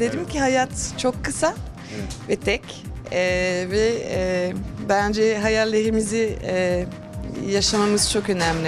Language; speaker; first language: Turkish; early bilingual, heritage; Turkish